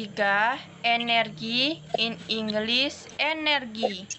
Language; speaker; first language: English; non-native, learner; Indonesian